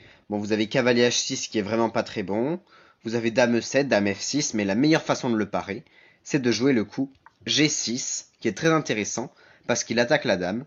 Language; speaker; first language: French; native; French